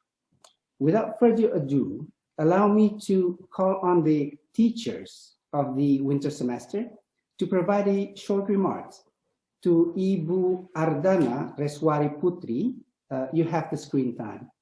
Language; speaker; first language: English; non-native, fluent; Indonesian